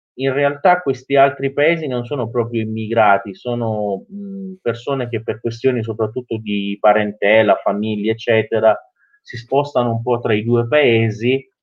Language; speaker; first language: Italian; non-native, fluent; Persian